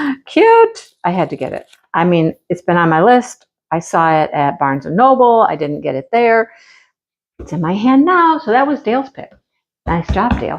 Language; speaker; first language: English; native; English